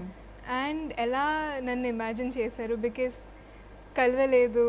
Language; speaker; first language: Telugu; non-native, local second language; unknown